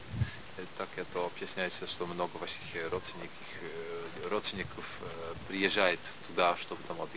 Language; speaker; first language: Russian; non-native, fluent; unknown